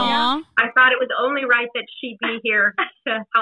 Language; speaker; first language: English; native; English